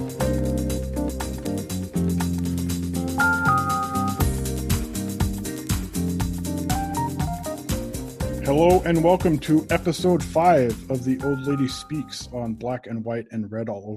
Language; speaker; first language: English; native; English